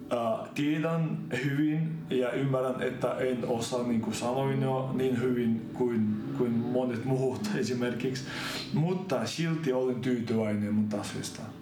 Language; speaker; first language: Finnish; non-native, fluent; Ukrainian